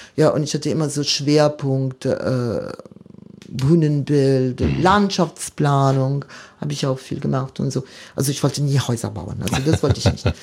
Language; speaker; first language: German; non-native, fluent; Italian